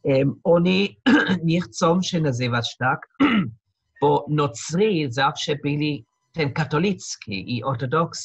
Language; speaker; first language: Polish; non-native, learner; German